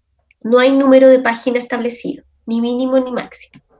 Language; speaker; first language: Spanish; native; Spanish